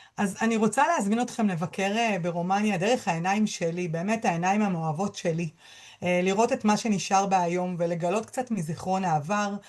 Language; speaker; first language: Hebrew; native; Hebrew